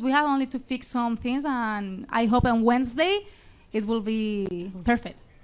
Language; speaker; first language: English; non-native, fluent; Spanish